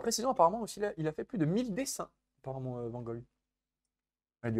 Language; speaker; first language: French; native; French